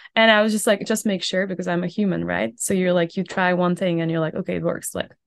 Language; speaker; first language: English; non-native, fluent; Czech